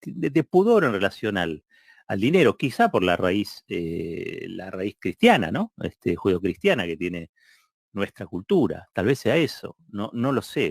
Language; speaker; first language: Spanish; native; Spanish